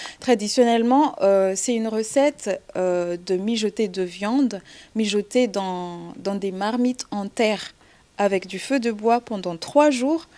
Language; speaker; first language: French; non-native, local second language; Malagasy